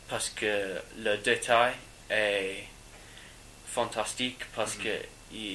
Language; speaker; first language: French; non-native, learner; English